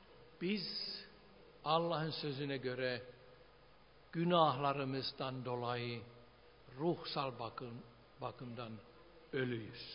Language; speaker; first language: Turkish; non-native, fluent; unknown